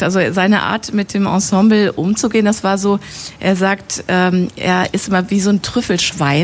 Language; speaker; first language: German; native; German